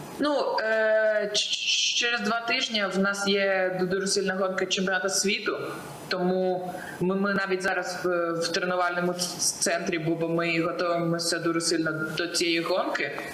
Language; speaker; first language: Ukrainian; non-native, local second language; Russian